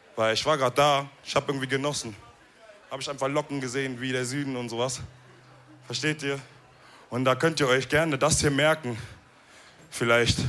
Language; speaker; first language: German; early bilingual, other home language; Wolof